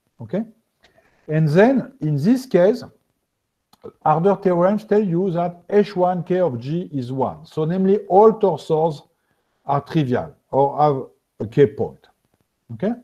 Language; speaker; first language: English; non-native, fluent; French